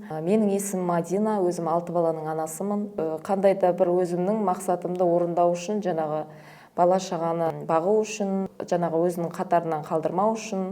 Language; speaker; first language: Kazakh; native; Kazakh